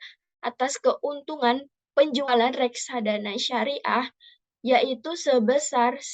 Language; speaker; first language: Indonesian; native; Indonesian